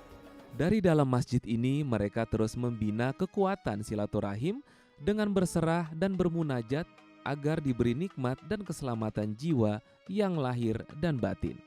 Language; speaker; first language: Indonesian; native; Indonesian